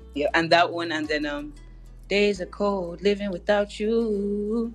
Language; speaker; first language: English; native; English